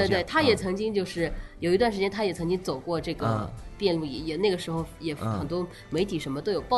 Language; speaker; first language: Chinese; native; Chinese